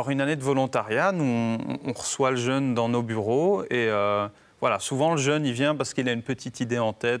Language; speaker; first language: French; native; French